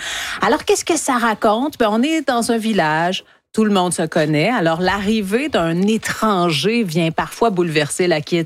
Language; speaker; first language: French; native; French